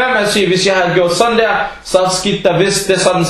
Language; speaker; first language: Danish; early bilingual, other home language; Arabic